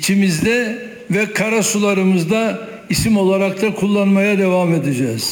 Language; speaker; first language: Turkish; native; Turkish